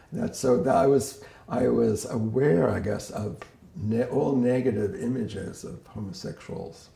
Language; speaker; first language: English; native; English